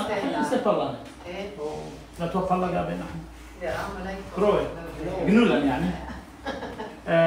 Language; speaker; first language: Swedish; early bilingual, other home language; Assyrian Neo-Aramaic